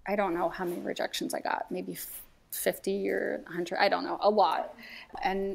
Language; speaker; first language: English; native; English